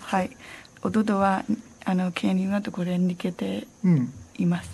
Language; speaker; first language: Japanese; non-native, learner; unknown